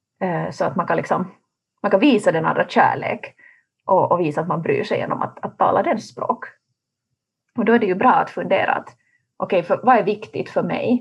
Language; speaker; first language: Swedish; native; Swedish